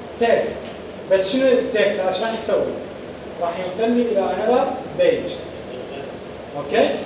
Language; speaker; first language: Arabic; native; Arabic